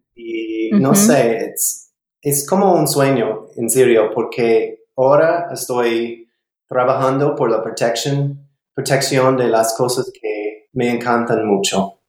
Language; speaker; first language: Spanish; non-native, learner; English